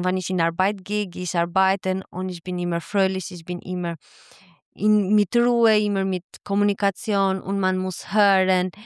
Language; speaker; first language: German; non-native, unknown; Albanian